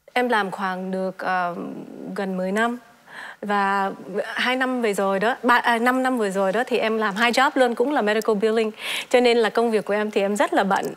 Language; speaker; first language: Vietnamese; early bilingual, heritage; Vietnamese